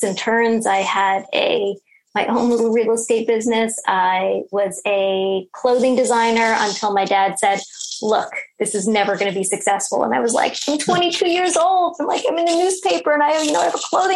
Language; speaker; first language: English; native; English